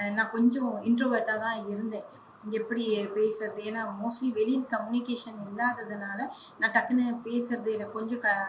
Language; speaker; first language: Tamil; non-native, local second language; Hindi